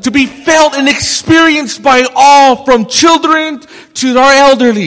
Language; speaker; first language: English; native; English